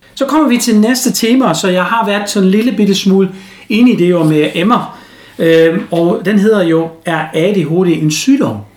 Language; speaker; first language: Danish; non-native, fluent; German